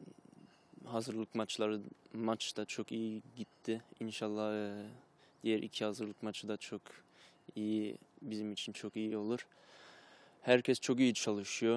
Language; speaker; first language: Turkish; early bilingual, heritage; Turkish